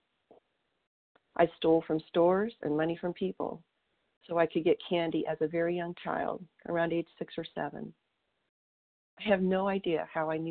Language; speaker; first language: English; native; English